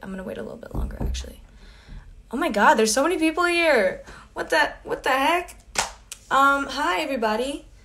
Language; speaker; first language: English; early bilingual, other home language; Spanish